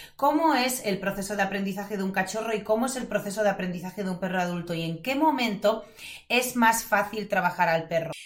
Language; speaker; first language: Spanish; non-native, fluent; Polish